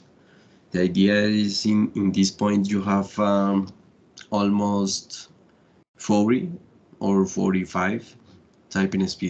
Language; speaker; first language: English; non-native, fluent; Spanish